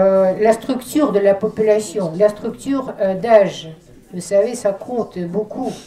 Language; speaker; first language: French; non-native, fluent; Russian